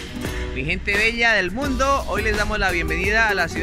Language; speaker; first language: Spanish; native; Spanish